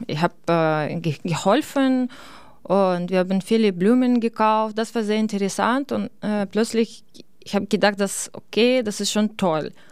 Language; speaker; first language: German; non-native, learner; Ukrainian